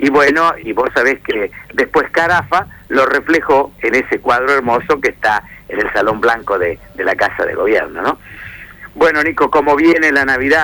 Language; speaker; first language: Spanish; native; Spanish